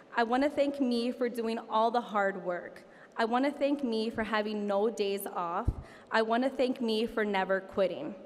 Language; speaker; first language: English; early bilingual, other home language; Spanish